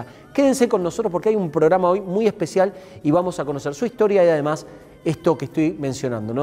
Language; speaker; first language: Spanish; native; Spanish